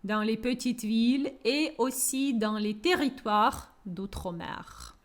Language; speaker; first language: French; non-native, fluent; Ukrainian